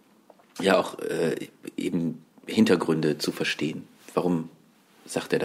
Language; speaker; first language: German; native; German